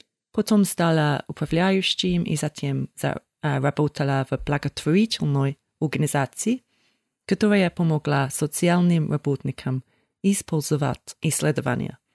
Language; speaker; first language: Russian; non-native, fluent; English